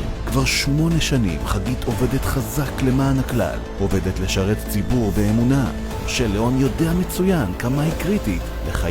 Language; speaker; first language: Hebrew; native; Hebrew